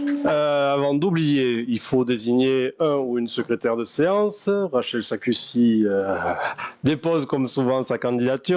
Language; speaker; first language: French; native; French